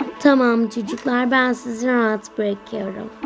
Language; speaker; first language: Turkish; native; Turkish